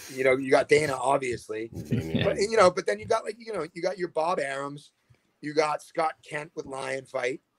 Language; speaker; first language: English; native; English